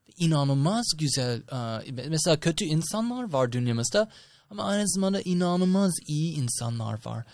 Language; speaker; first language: Turkish; non-native, fluent; English